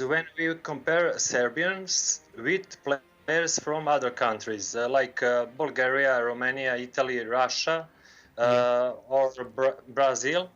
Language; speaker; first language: English; non-native, learner; Serbian